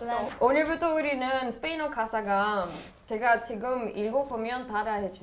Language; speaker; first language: Korean; non-native, learner; Spanish